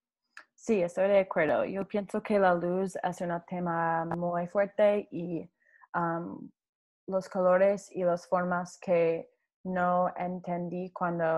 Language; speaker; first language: Spanish; non-native, learner; English